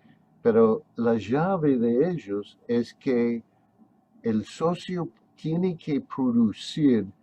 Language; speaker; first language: Spanish; non-native, fluent; English